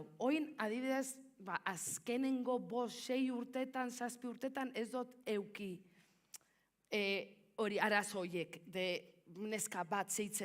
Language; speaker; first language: Basque; non-native, local second language; Spanish